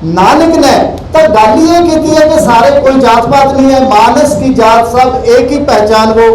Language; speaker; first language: Hindi; non-native, local second language; Punjabi